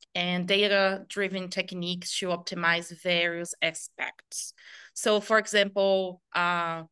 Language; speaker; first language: English; non-native, fluent; Portuguese